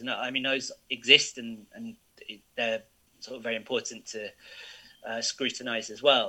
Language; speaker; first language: English; native; English